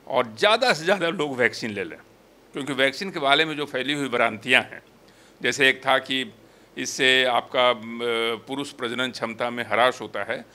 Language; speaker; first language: Hindi; native; Hindi